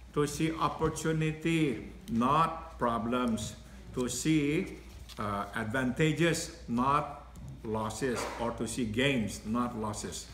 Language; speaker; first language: English; non-native, fluent; Indonesian